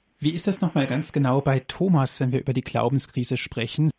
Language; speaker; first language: German; native; German